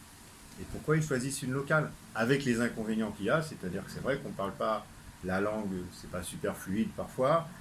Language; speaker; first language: French; native; French